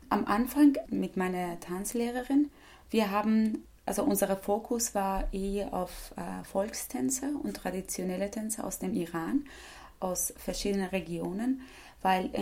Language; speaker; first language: German; non-native, fluent; Persian